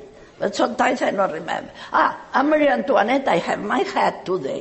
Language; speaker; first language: English; non-native, learner; Catalan